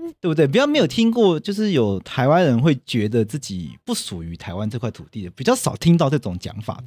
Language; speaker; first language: Chinese; native; Chinese